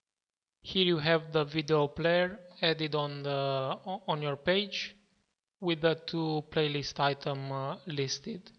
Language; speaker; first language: English; non-native, fluent; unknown